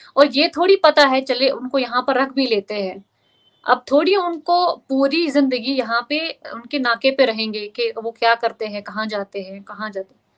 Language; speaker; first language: Hindi; non-native, local second language; Kashmiri